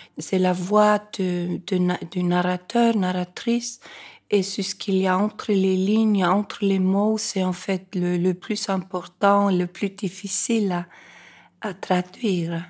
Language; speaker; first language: French; non-native, fluent; Icelandic